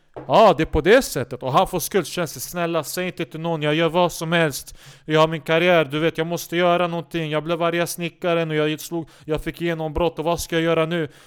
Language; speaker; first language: Swedish; non-native, local second language; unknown